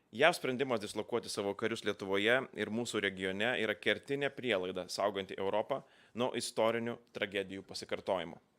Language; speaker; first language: Lithuanian; native; Lithuanian